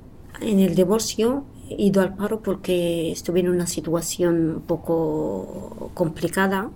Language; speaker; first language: Spanish; non-native, fluent; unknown